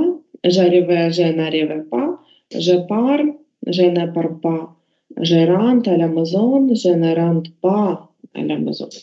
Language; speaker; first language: French; non-native, learner; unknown